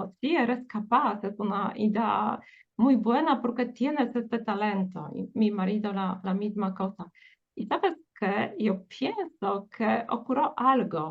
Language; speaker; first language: Spanish; non-native, fluent; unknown